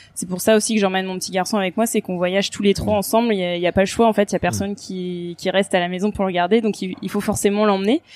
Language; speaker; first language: French; native; French